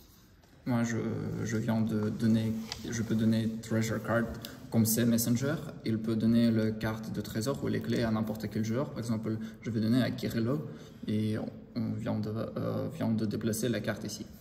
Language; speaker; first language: French; non-native, learner; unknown